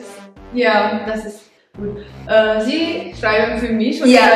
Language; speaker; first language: German; non-native, learner; Albanian